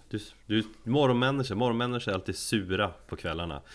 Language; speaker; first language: Swedish; native; Swedish